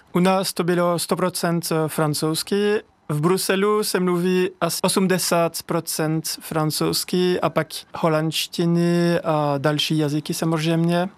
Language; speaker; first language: Czech; non-native, fluent; French